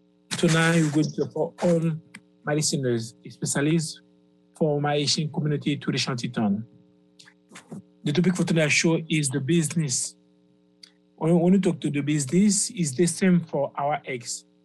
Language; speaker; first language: English; non-native, learner; Haitian Creole